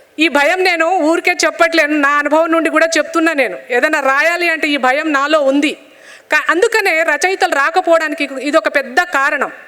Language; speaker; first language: Telugu; non-native, local second language; Lambadi